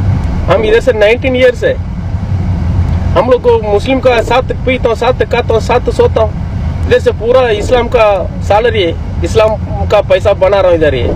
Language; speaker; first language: Hindi; non-native, local second language; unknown